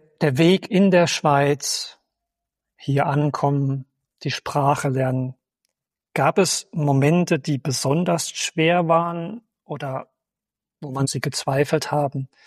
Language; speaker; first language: German; native; German